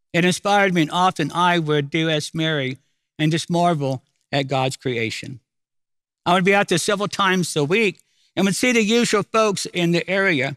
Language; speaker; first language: English; native; English